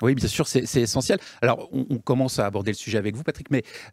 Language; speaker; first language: French; native; French